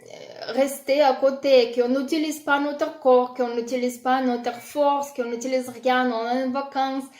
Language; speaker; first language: French; non-native, learner; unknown